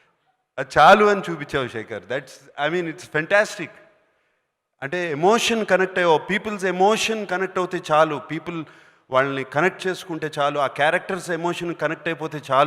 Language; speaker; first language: Telugu; native; Telugu